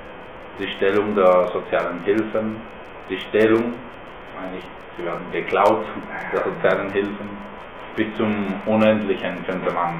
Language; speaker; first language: German; non-native, fluent; Spanish